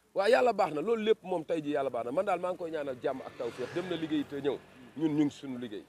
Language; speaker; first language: Wolof; native; Wolof